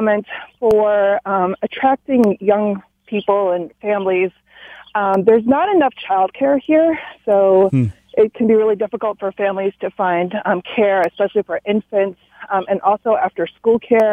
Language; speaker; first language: English; native; English